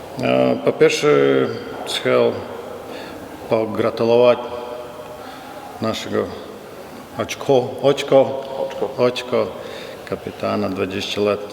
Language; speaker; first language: Polish; non-native, learner; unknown